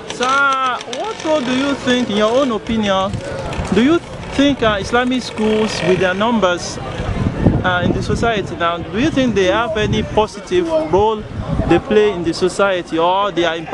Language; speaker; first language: English; non-native, local second language; Yoruba